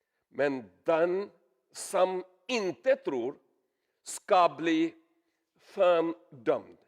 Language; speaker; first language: Swedish; non-native, learner; Urdu